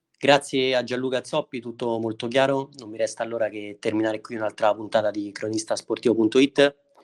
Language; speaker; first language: Italian; native; Italian